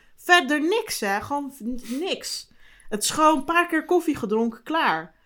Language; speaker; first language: Dutch; early bilingual, other home language; Turkish